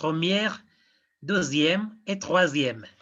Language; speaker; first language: French; non-native, fluent; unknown